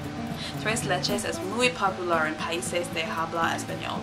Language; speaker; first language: Spanish; non-native, learner; English